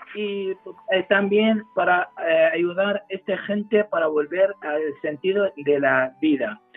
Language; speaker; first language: Spanish; non-native, fluent; Arabic